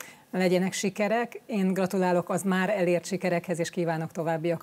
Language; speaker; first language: Hungarian; native; Hungarian